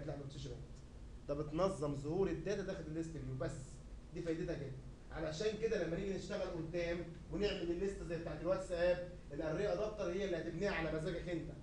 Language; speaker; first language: Arabic; native; Arabic